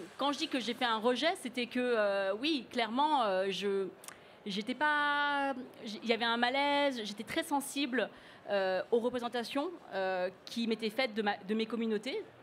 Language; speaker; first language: French; early bilingual, other home language; Cantonese